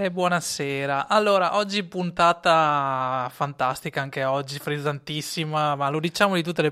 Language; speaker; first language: Italian; native; Italian